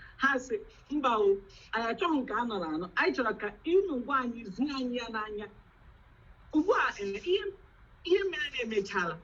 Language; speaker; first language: Igbo; native; Igbo